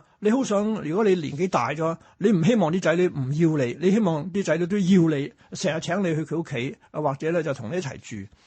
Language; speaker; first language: Cantonese; early bilingual, other home language; Chinese